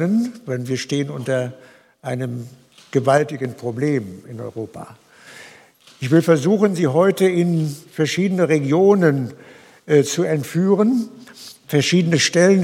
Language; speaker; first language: German; native; German